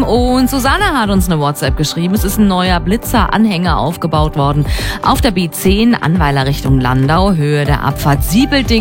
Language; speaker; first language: German; native; German